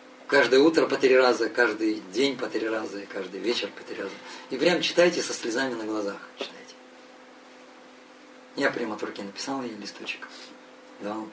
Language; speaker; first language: Russian; native; Russian